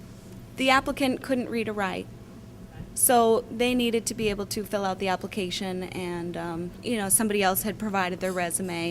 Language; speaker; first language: English; native; English